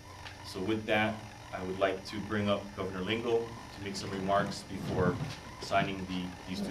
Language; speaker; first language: English; native; English